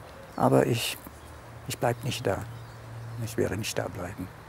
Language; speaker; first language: German; early bilingual, heritage; German